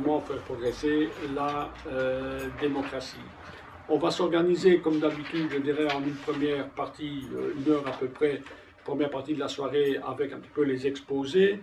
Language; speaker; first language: French; native; French